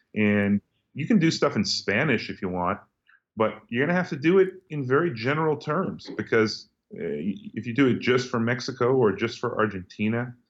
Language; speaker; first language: English; native; English